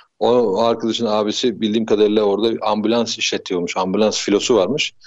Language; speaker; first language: Turkish; native; Turkish